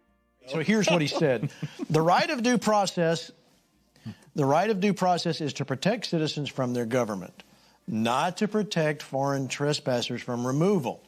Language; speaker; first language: English; native; English